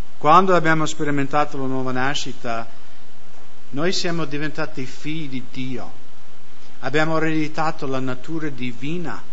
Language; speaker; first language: Italian; non-native, fluent; English